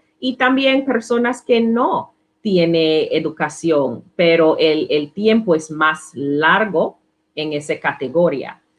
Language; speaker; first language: Spanish; non-native, learner; English